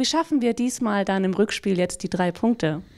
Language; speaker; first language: German; native; German